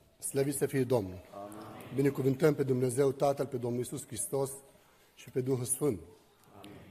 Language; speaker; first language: Romanian; non-native, fluent; Arabic